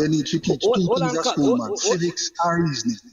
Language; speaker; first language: English; non-native, local second language; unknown